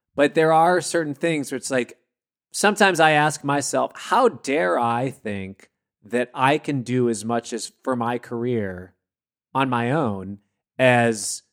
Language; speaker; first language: English; native; English